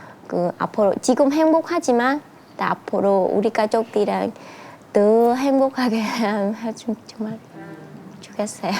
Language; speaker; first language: Korean; non-native, learner; Vietnamese